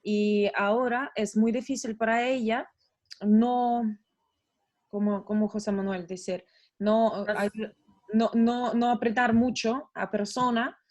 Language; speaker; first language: Spanish; non-native, learner; Russian